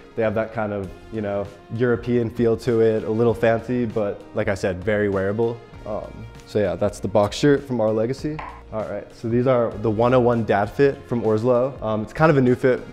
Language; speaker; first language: English; native; English